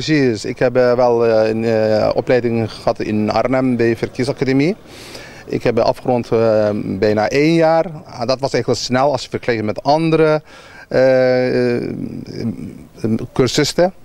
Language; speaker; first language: Dutch; non-native, learner; Turkish